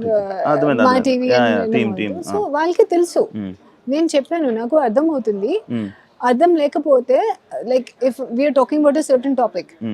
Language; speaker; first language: Telugu; non-native, learner; Hindi